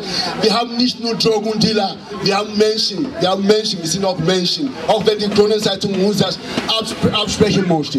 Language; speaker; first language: German; non-native, fluent; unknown